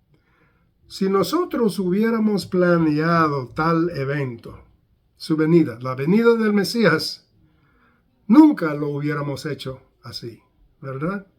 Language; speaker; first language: Spanish; non-native, fluent; English